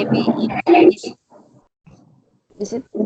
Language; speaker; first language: English; non-native, learner; Spanish